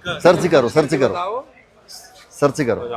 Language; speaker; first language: Hindi; non-native, local second language; Malayalam